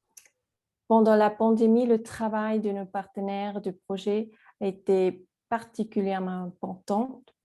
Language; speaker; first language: French; non-native, fluent; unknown